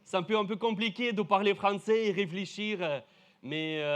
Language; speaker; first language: French; non-native, learner; Russian